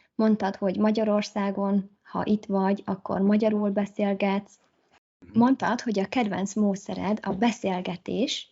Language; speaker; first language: Hungarian; native; Hungarian